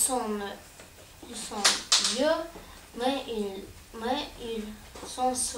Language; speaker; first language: French; non-native, learner; Russian